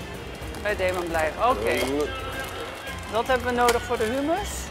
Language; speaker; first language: Dutch; native; Dutch